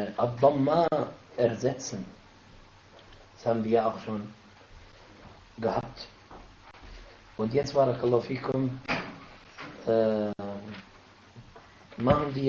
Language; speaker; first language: German; non-native, fluent; Arabic